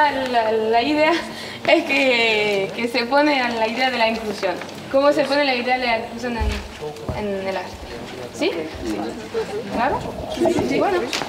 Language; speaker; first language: Spanish; non-native, learner; French